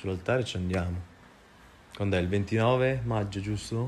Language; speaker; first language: Italian; native; Italian